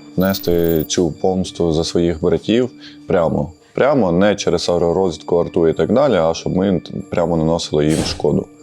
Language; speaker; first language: Ukrainian; native; Ukrainian